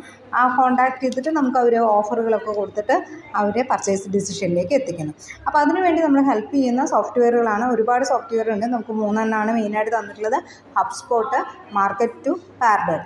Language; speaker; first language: Malayalam; native; Malayalam